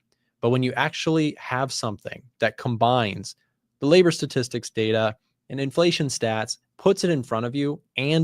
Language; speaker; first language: English; native; English